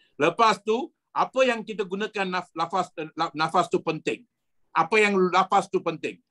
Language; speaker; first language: Malay; non-native, local second language; Tamil